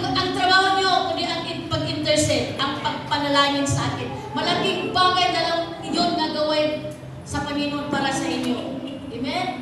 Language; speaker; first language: Filipino; non-native, local second language; Cebuano